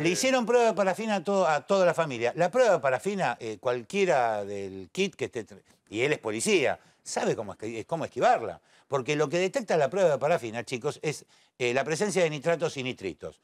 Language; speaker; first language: Spanish; native; Spanish